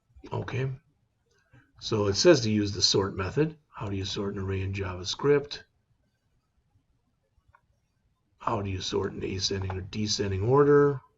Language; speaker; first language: English; native; English